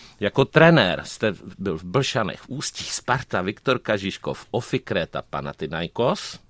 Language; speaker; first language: Czech; native; Czech